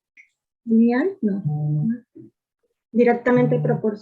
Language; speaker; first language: Spanish; native; Spanish